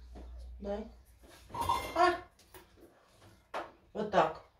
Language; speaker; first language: Russian; native; Russian